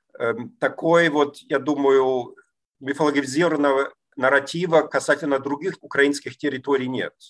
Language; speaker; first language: Russian; non-native, fluent; German